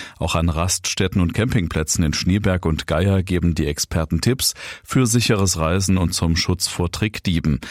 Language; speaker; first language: German; native; German